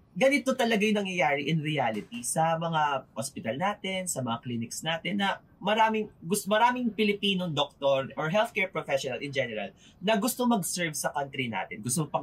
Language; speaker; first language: Filipino; native; Filipino